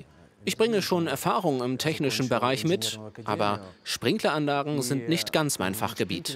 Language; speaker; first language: German; native; German